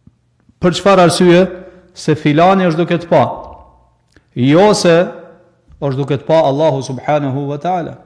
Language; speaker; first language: Albanian; native; Albanian